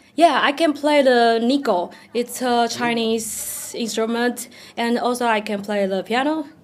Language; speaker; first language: English; non-native, learner; Chinese